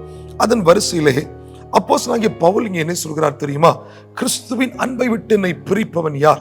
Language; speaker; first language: Tamil; native; Tamil